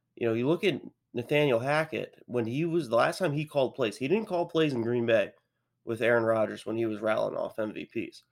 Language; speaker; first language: English; native; English